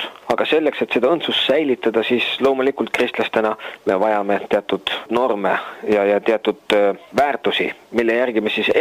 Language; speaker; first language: Estonian; native; Estonian